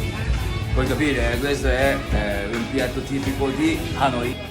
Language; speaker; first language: Italian; non-native, learner; Japanese